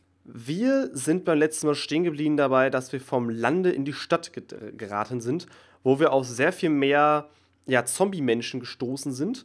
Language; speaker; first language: German; native; German